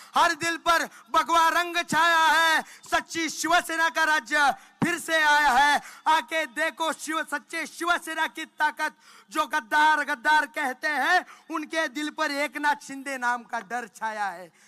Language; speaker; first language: Hindi; non-native, local second language; Marathi